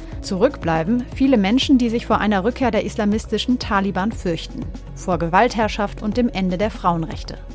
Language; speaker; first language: German; native; German